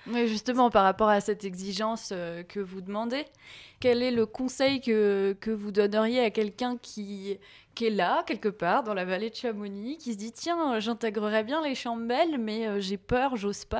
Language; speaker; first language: French; native; French